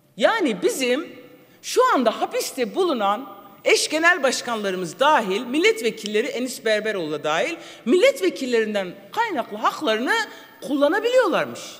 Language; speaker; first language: Turkish; non-native, local second language; Kurdish